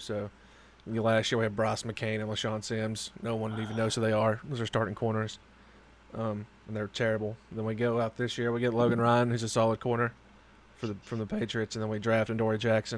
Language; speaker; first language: English; native; English